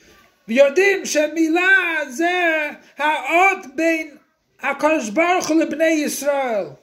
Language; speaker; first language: Hebrew; non-native, fluent; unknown